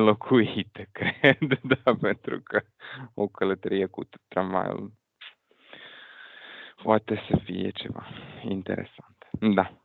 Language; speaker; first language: Romanian; non-native, fluent; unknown